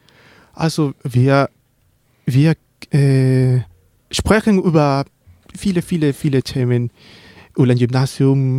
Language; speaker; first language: German; non-native, learner; Spanish